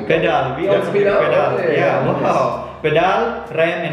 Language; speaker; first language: English; non-native, learner; Indonesian